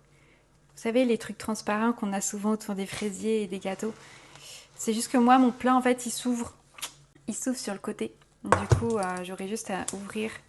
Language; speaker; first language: French; native; French